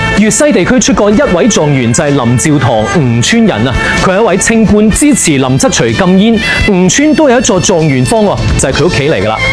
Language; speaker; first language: Cantonese; native; Cantonese